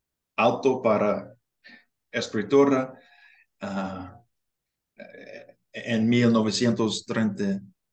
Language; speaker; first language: Spanish; non-native, learner; English